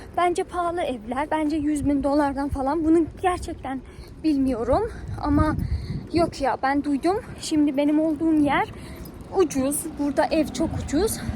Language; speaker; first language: Turkish; non-native, fluent; Persian